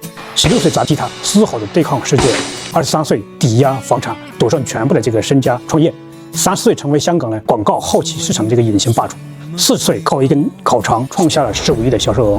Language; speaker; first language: Chinese; native; Chinese